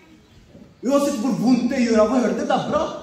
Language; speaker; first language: Norwegian; early bilingual, other home language; Oromo